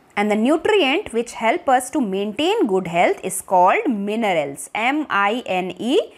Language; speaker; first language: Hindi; non-native, local second language; Bangla